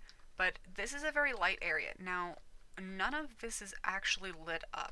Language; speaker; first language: English; native; English